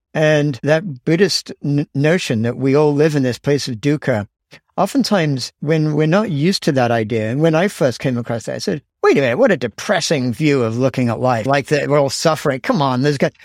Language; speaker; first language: English; native; English